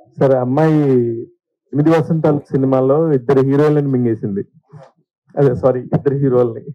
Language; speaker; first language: Telugu; native; Telugu